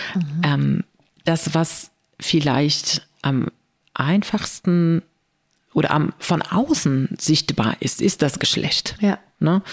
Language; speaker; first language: German; non-native, fluent; Arabic